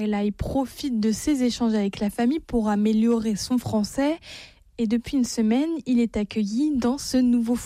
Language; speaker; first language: French; native; French